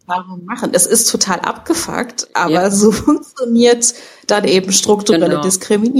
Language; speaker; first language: German; native; German